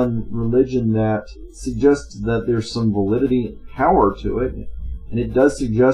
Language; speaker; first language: English; native; English